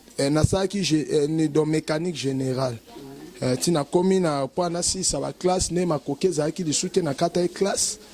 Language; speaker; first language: Lingala; native; Lingala